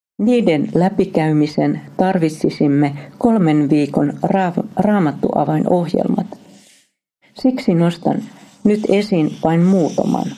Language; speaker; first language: Finnish; native; Finnish